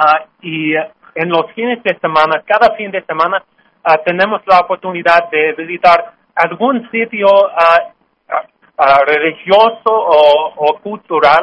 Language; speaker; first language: Spanish; non-native, fluent; English